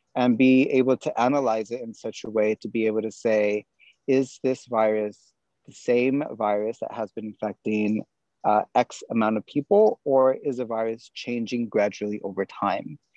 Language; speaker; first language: English; native; English